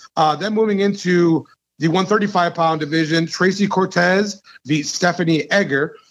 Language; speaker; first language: English; native; English